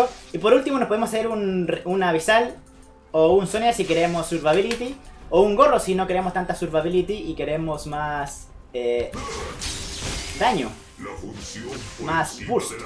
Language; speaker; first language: Spanish; native; Spanish